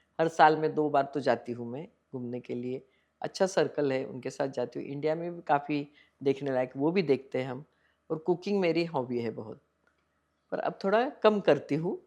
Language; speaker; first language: Hindi; non-native, local second language; Marathi